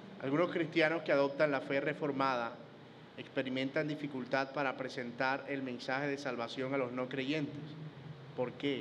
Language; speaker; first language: Spanish; native; Spanish